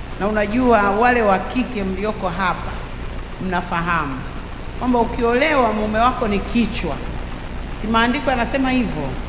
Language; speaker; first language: Swahili; native; Swahili